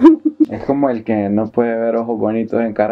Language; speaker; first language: Spanish; native; Spanish